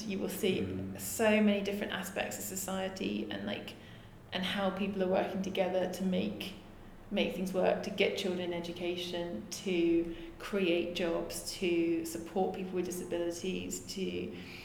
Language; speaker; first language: English; native; English